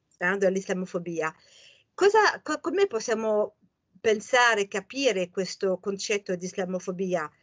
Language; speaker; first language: Italian; non-native, fluent; French